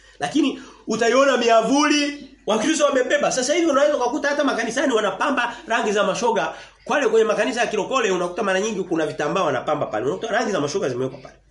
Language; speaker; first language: Swahili; native; Swahili